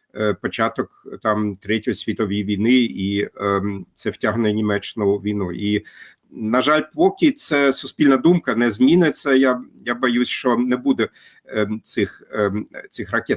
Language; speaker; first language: Ukrainian; non-native, fluent; German